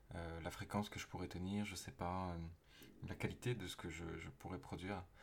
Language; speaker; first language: French; native; French